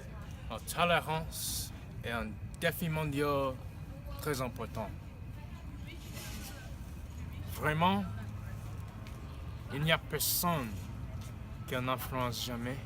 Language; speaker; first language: French; non-native, learner; English